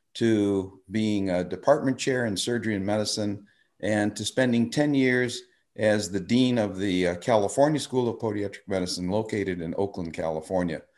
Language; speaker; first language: English; native; English